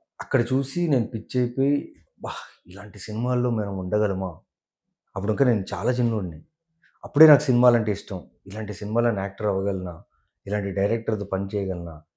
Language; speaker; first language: Telugu; non-native, local second language; Tamil